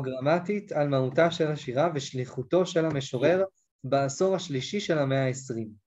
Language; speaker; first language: Hebrew; native; Hebrew